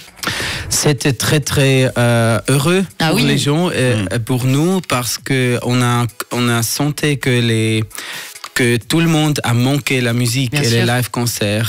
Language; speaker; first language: French; non-native, local second language; German